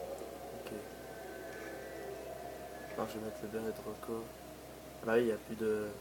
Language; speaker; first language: French; native; French